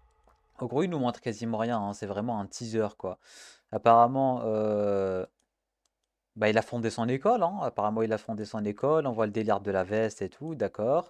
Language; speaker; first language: French; native; French